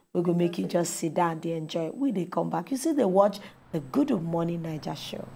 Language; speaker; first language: Nigerian Pidgin; native; Nigerian Pidgin